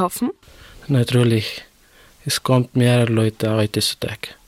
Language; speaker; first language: German; non-native, learner; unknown